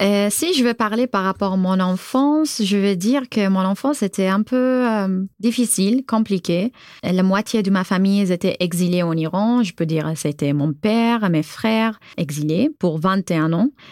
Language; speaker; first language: French; non-native, fluent; Arabic